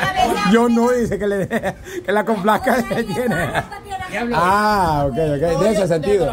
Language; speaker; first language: Spanish; native; Spanish